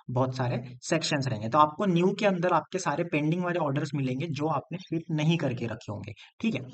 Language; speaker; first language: Hindi; non-native, local second language; Marathi